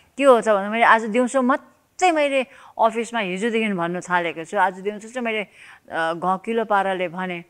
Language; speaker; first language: Nepali; native; Nepali